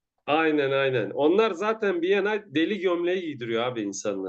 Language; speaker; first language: Turkish; native; Turkish